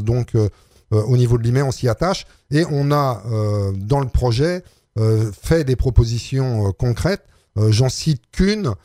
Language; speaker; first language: French; native; French